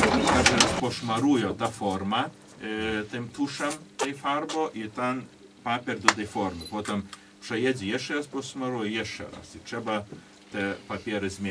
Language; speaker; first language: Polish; non-native, local second language; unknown